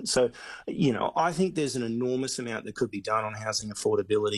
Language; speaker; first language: English; native; English